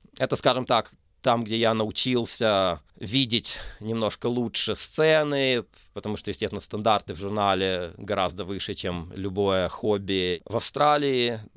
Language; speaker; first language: Russian; native; Russian